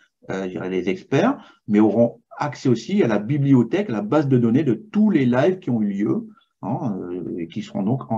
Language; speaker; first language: French; native; French